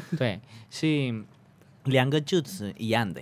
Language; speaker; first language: Chinese; non-native, fluent; Spanish